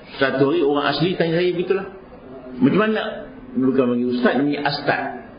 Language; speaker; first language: Malay; native; Malay